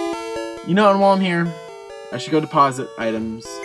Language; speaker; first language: English; native; English